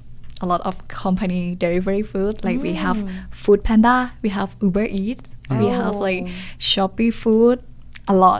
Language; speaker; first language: English; non-native, learner; Thai